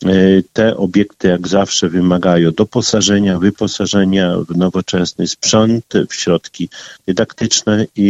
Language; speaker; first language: Polish; native; Polish